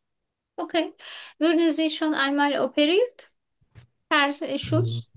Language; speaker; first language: German; non-native, learner; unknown